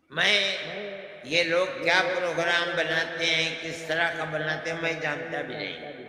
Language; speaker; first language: Urdu; native; Urdu